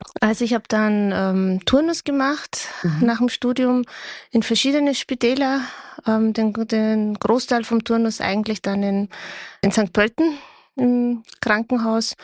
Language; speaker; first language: German; native; German